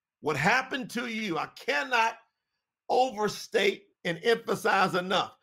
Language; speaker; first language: English; native; English